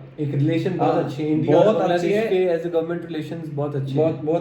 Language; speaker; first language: Hindi; native; Hindi